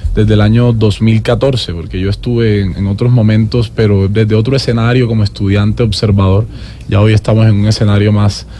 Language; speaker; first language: Spanish; native; Spanish